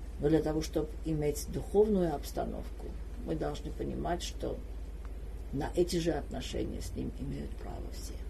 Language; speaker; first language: Russian; non-native, local second language; Armenian